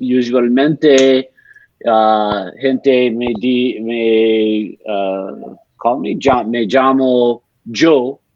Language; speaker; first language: Spanish; non-native, learner; English